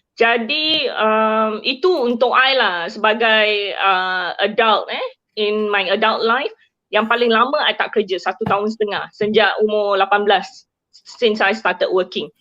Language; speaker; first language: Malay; native; Malay